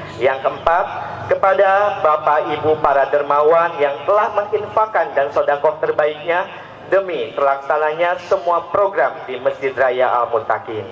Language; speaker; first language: Indonesian; native; Indonesian